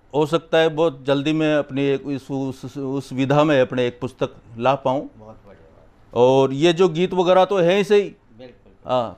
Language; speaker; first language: Hindi; native; Hindi